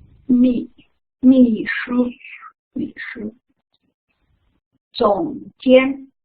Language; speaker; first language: Chinese; non-native, fluent; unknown